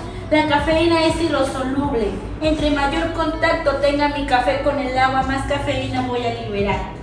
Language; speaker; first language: Spanish; native; Spanish